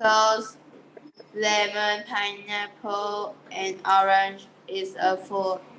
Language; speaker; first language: English; non-native, learner; Vietnamese